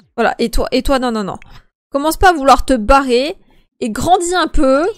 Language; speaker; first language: French; early bilingual, other home language; Polish